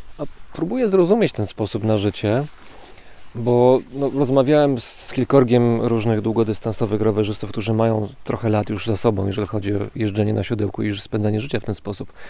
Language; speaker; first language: Polish; native; Polish